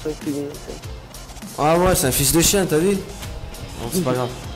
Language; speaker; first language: French; native; French